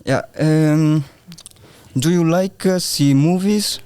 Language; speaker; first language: English; non-native, learner; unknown